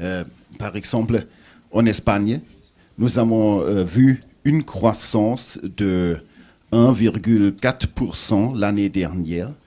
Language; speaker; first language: French; non-native, learner; German